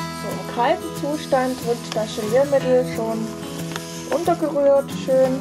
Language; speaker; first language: German; native; German